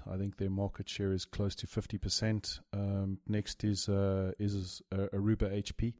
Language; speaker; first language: English; native; English